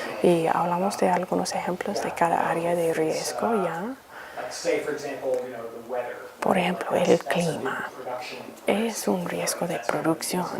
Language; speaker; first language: Spanish; non-native, fluent; English